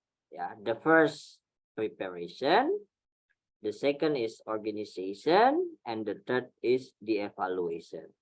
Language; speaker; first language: English; non-native, fluent; Indonesian